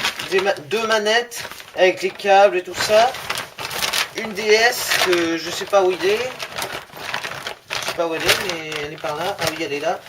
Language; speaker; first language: French; native; French